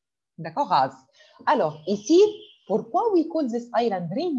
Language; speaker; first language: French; non-native, fluent; Arabic